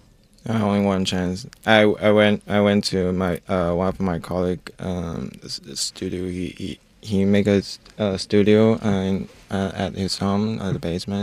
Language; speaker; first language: English; non-native, learner; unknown